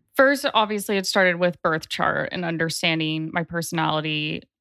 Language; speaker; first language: English; native; English